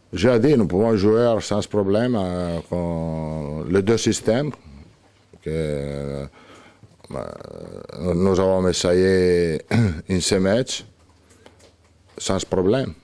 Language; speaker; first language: French; non-native, learner; Italian